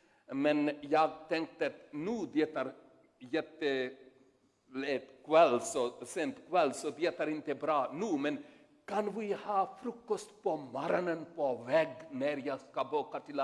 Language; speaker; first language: Swedish; non-native, learner; Urdu